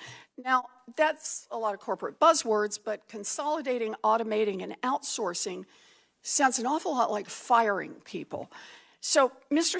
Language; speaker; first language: English; native; English